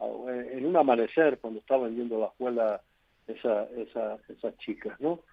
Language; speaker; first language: Spanish; native; Spanish